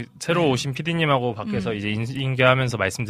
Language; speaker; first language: Korean; native; Korean